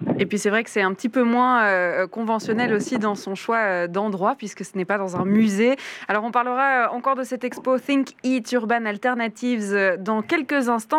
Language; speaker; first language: French; native; French